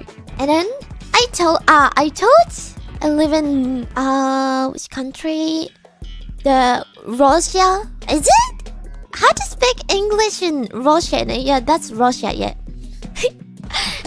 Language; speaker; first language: English; non-native, learner; Japanese